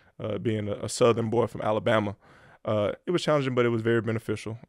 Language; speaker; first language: English; native; English